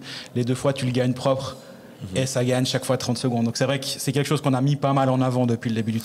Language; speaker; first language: French; native; French